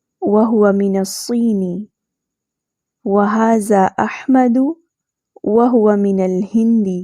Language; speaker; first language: Arabic; non-native, fluent; Urdu